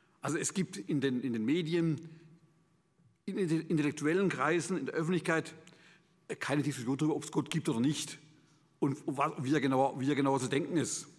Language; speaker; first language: German; native; German